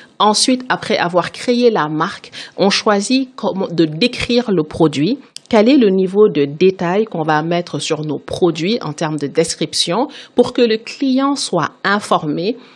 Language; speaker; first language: French; non-native, local second language; Wolof